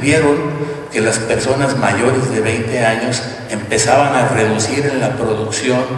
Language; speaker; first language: Spanish; native; Spanish